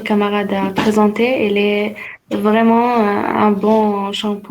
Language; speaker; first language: French; non-native, learner; Arabic